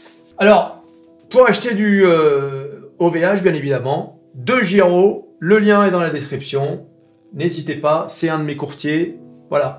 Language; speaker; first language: French; native; French